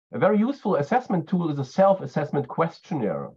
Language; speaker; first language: English; non-native, fluent; German